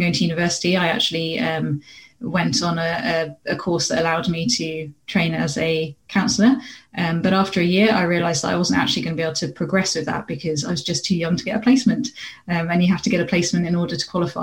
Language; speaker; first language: English; native; English